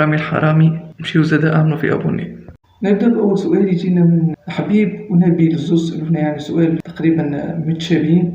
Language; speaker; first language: Arabic; native; Arabic